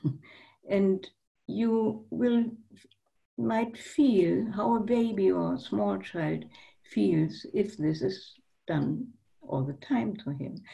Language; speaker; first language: English; non-native, fluent; German